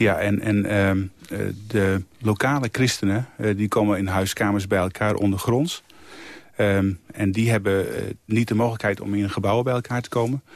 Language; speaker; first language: Dutch; native; Dutch